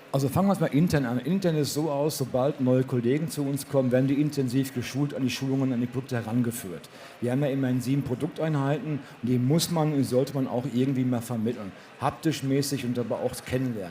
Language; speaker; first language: German; native; German